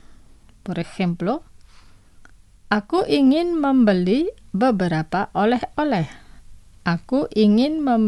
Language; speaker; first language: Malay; non-native, fluent; Spanish